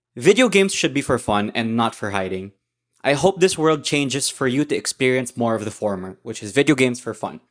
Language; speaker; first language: English; non-native, local second language; Filipino